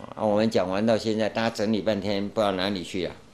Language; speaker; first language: Chinese; non-native, local second language; Min Nan Chinese